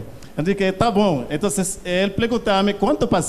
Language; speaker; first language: Portuguese; non-native, learner; Haitian Creole